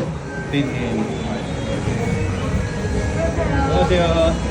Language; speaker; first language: Korean; non-native, learner; Filipino